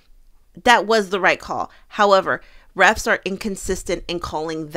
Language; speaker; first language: English; native; English